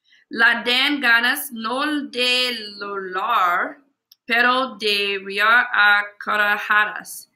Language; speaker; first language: Spanish; non-native, learner; English